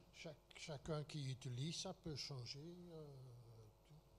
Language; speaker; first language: French; non-native, fluent; Dutch